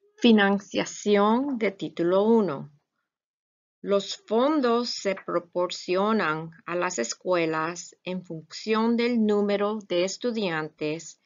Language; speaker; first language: Spanish; non-native, fluent; English